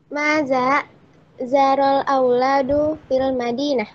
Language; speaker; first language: Arabic; non-native, learner; Indonesian